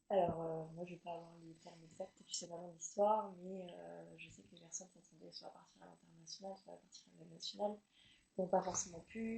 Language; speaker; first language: French; native; French